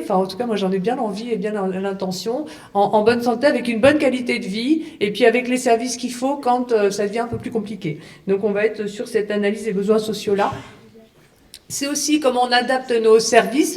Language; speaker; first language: French; native; French